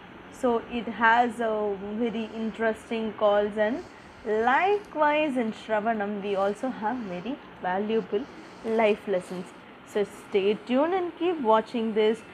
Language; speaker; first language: English; non-native, local second language; Tamil